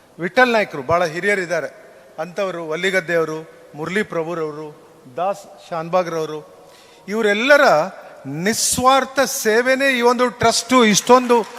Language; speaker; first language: Kannada; native; Kannada